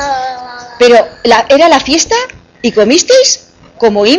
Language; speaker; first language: Spanish; native; Spanish